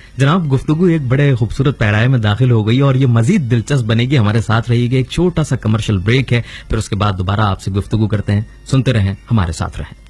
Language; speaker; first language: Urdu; native; Urdu